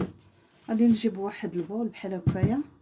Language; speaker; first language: Arabic; native; Arabic